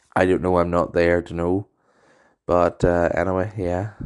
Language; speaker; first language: English; native; English